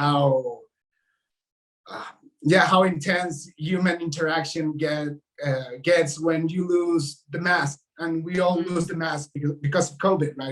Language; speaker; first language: English; non-native, local second language; Spanish